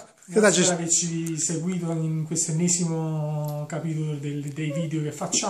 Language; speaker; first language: Italian; native; Italian